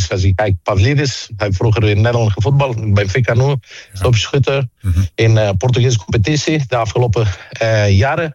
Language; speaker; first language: Dutch; non-native, fluent; Greek